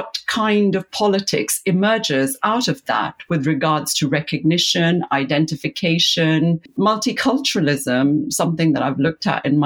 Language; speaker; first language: English; non-native, local second language; Urdu